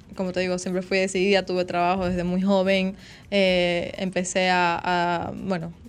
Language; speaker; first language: Spanish; native; Spanish